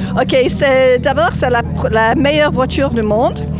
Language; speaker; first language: French; non-native, fluent; English